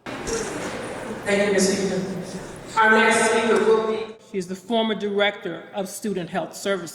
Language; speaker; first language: English; native; English